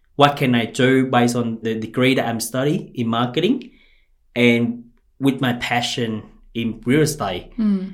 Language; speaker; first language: English; non-native, fluent; Vietnamese